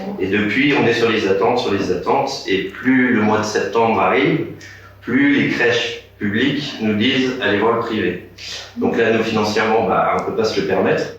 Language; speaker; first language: French; native; French